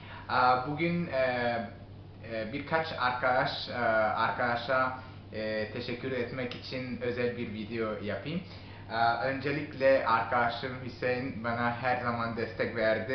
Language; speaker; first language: Turkish; non-native, learner; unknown